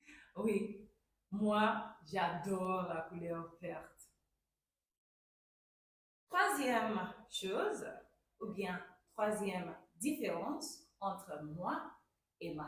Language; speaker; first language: French; non-native, fluent; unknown